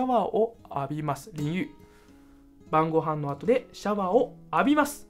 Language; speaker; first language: Japanese; non-native, fluent; Chinese